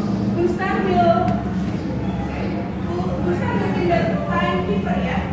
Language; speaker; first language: English; non-native, fluent; Indonesian